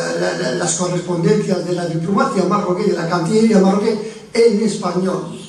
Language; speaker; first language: Spanish; non-native, fluent; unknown